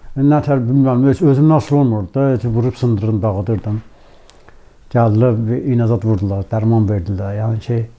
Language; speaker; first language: Azerbaijani; native; Azerbaijani